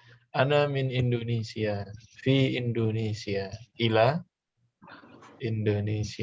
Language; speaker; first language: Arabic; non-native, fluent; Indonesian